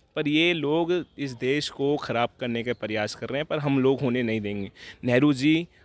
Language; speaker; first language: Hindi; native; Hindi